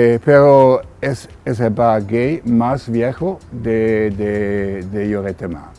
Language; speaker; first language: Spanish; non-native, learner; German